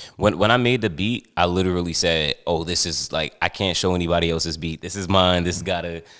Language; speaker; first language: English; native; English